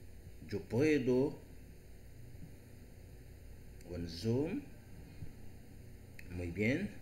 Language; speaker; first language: Spanish; non-native, learner; Haitian Creole